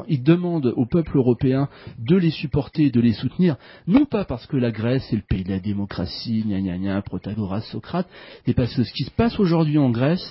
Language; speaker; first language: French; native; French